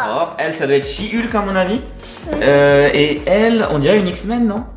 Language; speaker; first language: French; native; French